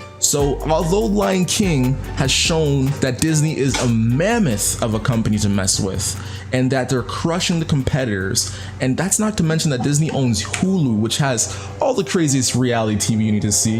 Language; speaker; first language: English; native; English